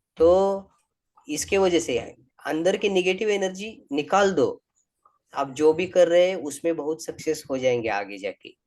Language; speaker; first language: Hindi; non-native, local second language; Marathi